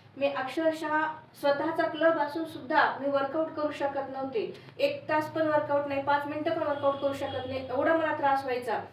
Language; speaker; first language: Marathi; native; Marathi